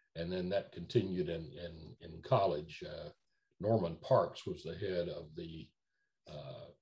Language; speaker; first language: English; native; English